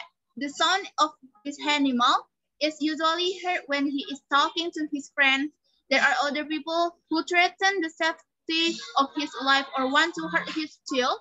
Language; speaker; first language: English; non-native, learner; Indonesian